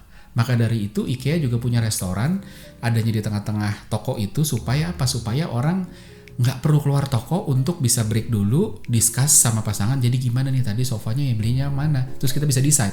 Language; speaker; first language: Indonesian; native; Indonesian